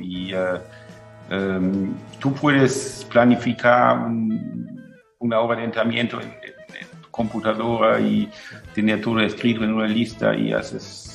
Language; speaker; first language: Spanish; non-native, fluent; German